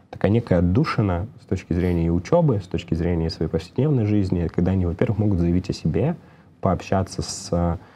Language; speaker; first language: Russian; native; Russian